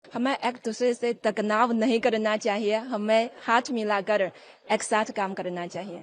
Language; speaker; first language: Hindi; non-native, fluent; Chinese